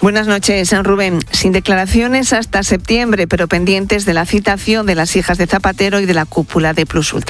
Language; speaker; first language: Spanish; native; Spanish